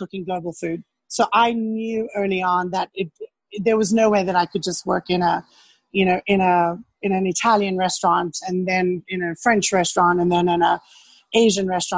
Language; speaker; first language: English; native; English